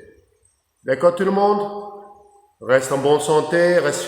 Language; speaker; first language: French; non-native, learner; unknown